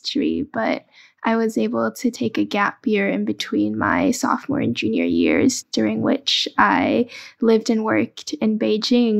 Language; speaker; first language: English; early bilingual, other home language; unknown